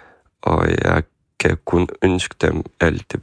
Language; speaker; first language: Danish; non-native, fluent; Ukrainian